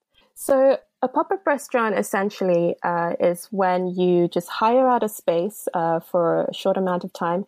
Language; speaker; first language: English; non-native, local second language; Yoruba